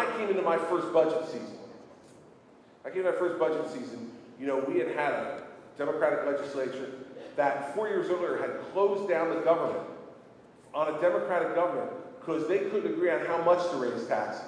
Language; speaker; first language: English; native; English